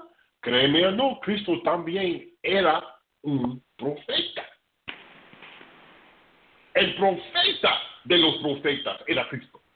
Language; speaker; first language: Spanish; non-native, fluent; English